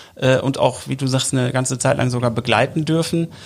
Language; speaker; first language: German; native; German